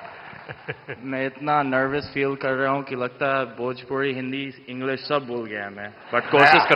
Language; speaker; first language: Hindi; non-native, fluent; English